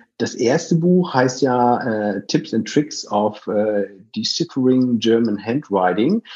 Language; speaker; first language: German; native; German